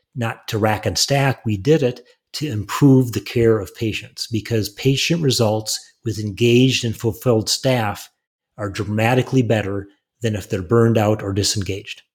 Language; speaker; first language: English; native; English